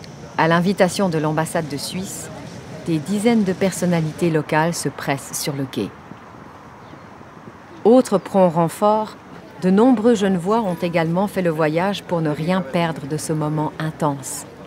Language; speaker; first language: French; native; French